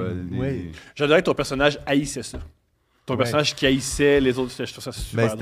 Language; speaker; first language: French; native; French